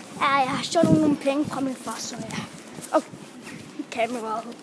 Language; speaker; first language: Danish; early bilingual, other home language; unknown